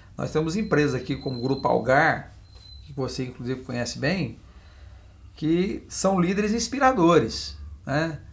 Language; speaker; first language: Portuguese; native; Portuguese